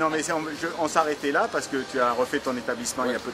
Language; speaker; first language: French; native; French